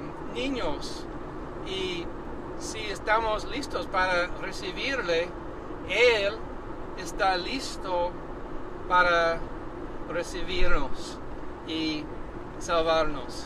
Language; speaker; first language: Spanish; non-native, learner; English